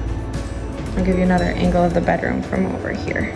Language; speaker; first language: English; native; English